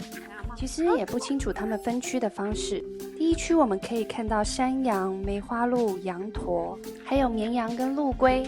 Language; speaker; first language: Chinese; native; Chinese